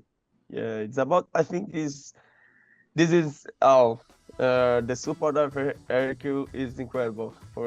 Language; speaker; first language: English; non-native, learner; Portuguese